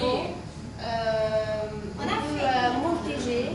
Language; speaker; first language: French; non-native, learner; Arabic